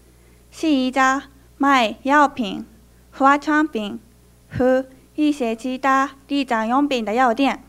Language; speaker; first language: Chinese; non-native, fluent; Japanese